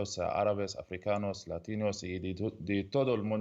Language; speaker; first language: Spanish; non-native, learner; Arabic